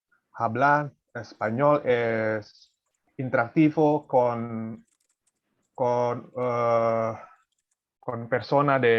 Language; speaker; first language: Spanish; non-native, learner; Indonesian